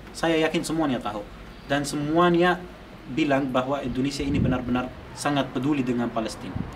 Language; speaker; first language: Indonesian; non-native, fluent; Arabic